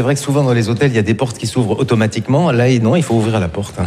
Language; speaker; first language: French; native; French